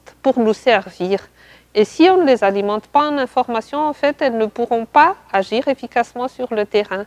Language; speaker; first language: French; non-native, local second language; Malagasy